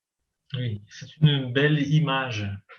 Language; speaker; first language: French; non-native, fluent; Portuguese